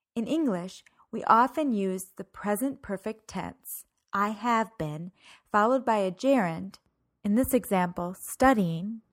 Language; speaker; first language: English; native; English